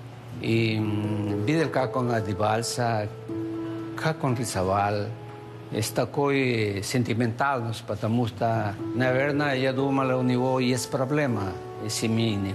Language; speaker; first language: Russian; non-native, learner; Spanish